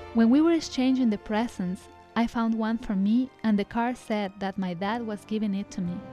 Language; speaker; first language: English; non-native, fluent; Spanish